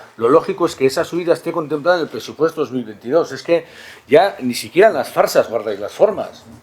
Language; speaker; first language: Spanish; native; Spanish